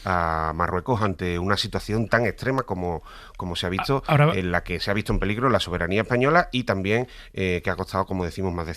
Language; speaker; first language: Spanish; native; Spanish